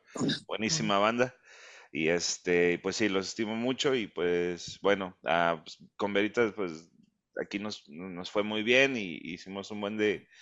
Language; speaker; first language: Spanish; early bilingual, heritage; Spanish